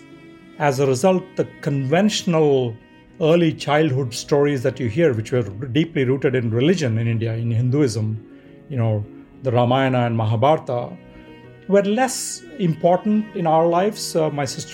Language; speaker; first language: English; non-native, local second language; Telugu